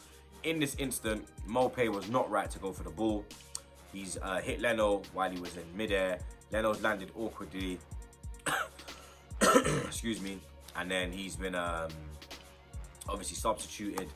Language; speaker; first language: English; native; English